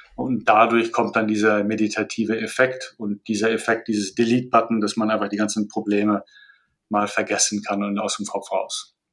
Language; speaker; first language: German; non-native, fluent; Malay